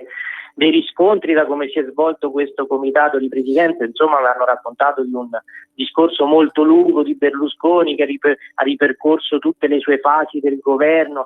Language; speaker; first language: Italian; native; Italian